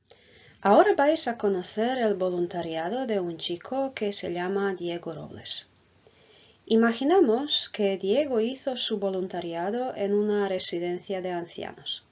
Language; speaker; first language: Spanish; non-native, fluent; Croatian